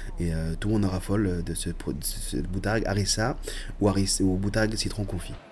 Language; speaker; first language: French; early bilingual, other home language; Arabic